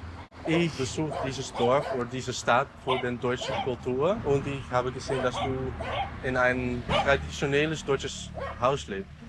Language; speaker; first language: German; non-native, learner; Dutch